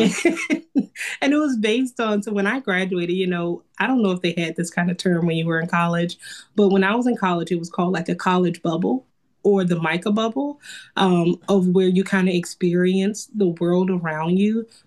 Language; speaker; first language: English; native; English